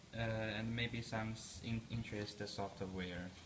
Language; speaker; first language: English; non-native, learner; Chinese